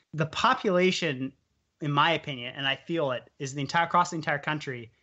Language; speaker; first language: English; native; English